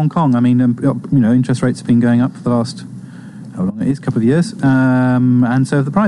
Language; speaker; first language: English; native; English